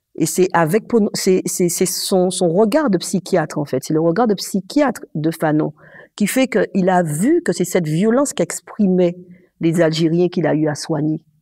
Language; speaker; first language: French; native; French